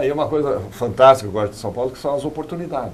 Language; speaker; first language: Portuguese; native; Portuguese